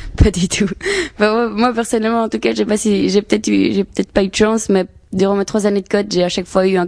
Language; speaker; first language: French; native; French